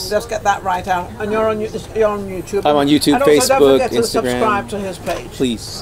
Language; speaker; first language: English; native; English